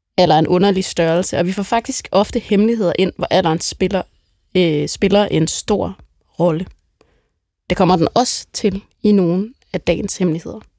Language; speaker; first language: Danish; native; Danish